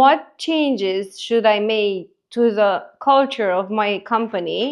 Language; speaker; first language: English; non-native, fluent; Romanian